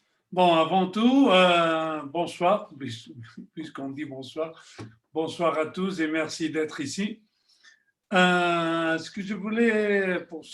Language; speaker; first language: French; non-native, fluent; Spanish